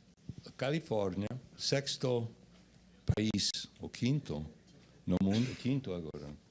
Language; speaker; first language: Portuguese; non-native, fluent; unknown